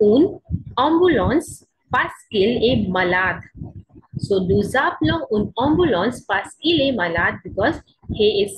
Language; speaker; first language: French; non-native, learner; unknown